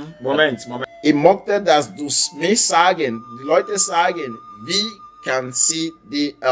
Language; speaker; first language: German; non-native, learner; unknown